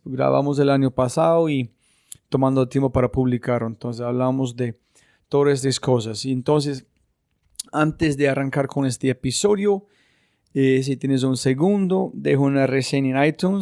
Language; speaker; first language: Spanish; non-native, fluent; English